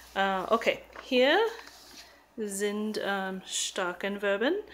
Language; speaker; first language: German; non-native, learner; English